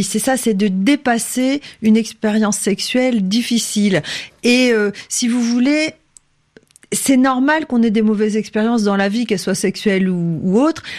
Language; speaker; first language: French; native; French